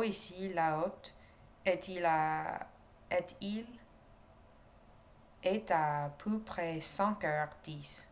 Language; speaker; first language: French; non-native, learner; English